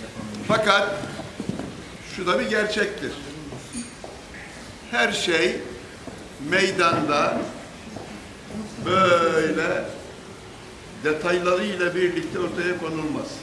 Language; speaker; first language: Turkish; native; Turkish